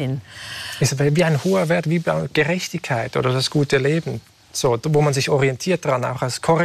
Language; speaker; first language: German; native; German